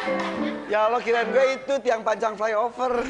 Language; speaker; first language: Indonesian; native; Indonesian